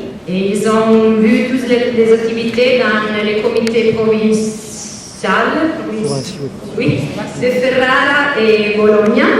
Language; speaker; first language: French; non-native, learner; Italian